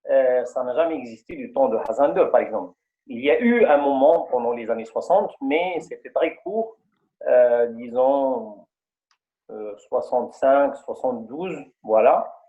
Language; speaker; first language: French; non-native, local second language; Arabic